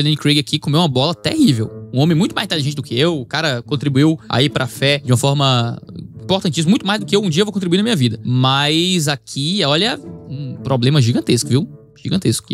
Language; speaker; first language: Portuguese; native; Portuguese